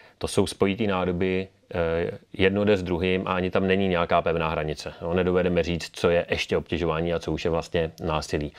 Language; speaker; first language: Czech; native; Czech